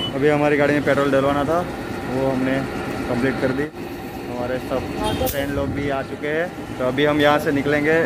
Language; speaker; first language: Hindi; non-native, local second language; Gujarati